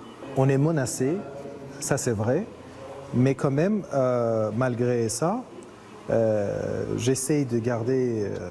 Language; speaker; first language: French; non-native, fluent; Persian